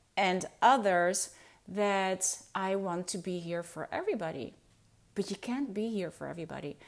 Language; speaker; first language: English; non-native, fluent; Dutch